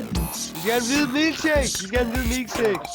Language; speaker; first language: Danish; native; Danish